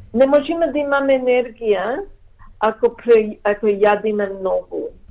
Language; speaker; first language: Macedonian; early bilingual, heritage; Macedonian